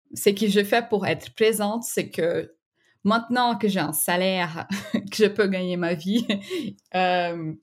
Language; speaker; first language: French; non-native, fluent; Portuguese